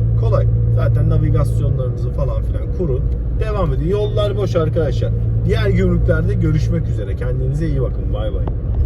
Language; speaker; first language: Turkish; early bilingual, heritage; Turkish